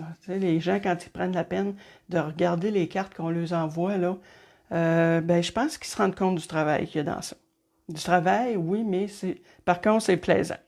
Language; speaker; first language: French; native; French